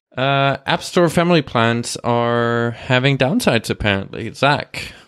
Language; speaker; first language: English; non-native, fluent; German